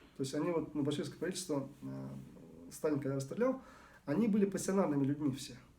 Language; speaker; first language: Russian; non-native, local second language; Bashkir